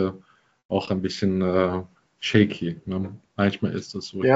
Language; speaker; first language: German; non-native, fluent; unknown